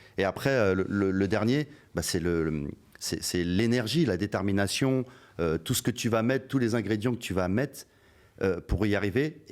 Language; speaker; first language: French; native; French